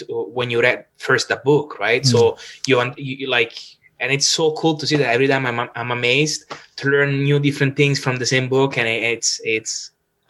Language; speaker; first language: English; non-native, fluent; Italian